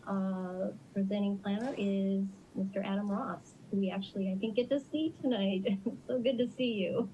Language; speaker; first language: English; native; English